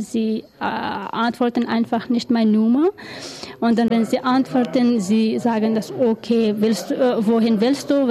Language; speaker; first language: German; non-native, learner; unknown